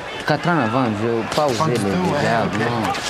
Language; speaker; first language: French; non-native, learner; Romanian